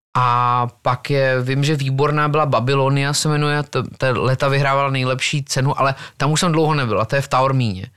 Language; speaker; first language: Czech; native; Czech